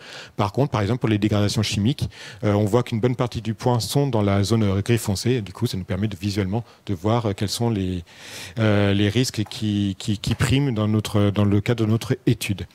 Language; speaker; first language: French; native; French